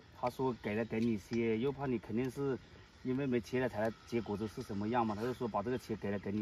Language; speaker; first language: Chinese; non-native, local second language; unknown